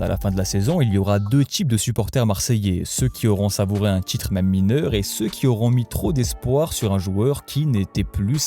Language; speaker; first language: French; native; French